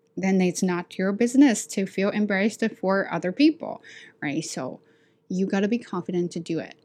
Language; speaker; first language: English; non-native, fluent; Chinese